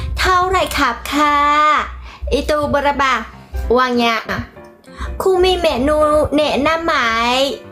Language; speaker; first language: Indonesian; non-native, fluent; Vietnamese